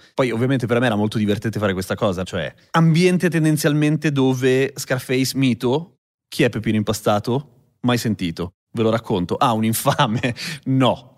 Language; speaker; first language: Italian; native; Italian